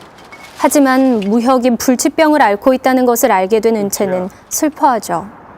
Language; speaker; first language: Korean; native; Korean